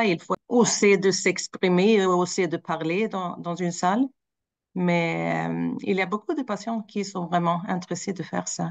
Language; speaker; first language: French; non-native, fluent; Swedish